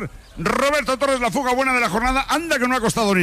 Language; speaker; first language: Spanish; native; Spanish